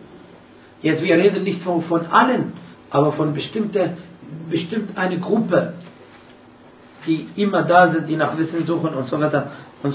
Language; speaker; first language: German; non-native, fluent; Arabic